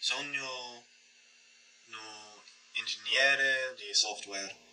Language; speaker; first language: Italian; non-native, learner; English